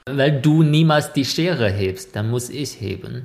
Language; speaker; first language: German; non-native, fluent; Chinese